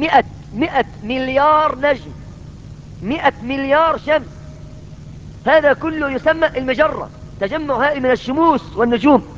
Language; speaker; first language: Arabic; native; Arabic